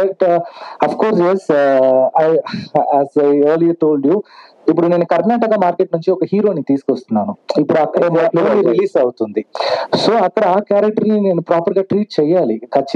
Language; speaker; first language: Telugu; non-native, fluent; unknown